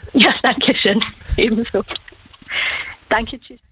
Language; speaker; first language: German; native; German